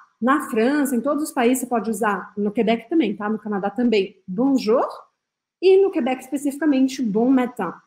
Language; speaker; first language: Portuguese; non-native, fluent; French